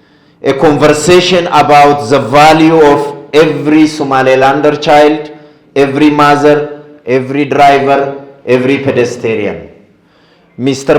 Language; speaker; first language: English; non-native, fluent; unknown